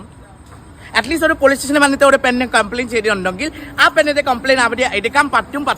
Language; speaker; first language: Malayalam; non-native, learner; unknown